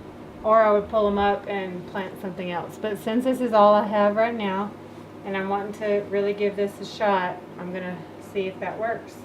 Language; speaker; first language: English; native; English